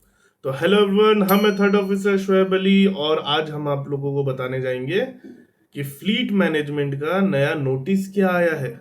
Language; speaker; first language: Hindi; native; Hindi